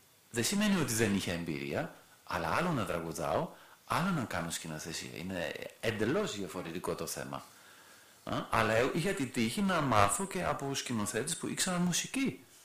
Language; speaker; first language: Greek; non-native, fluent; German